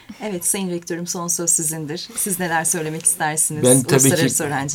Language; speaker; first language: Turkish; native; Turkish